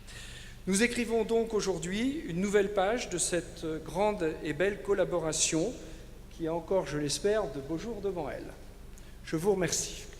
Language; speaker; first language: French; native; French